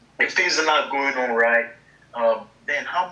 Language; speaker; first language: English; native; English